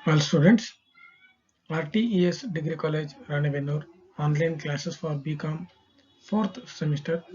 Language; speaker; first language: English; non-native, local second language; Kannada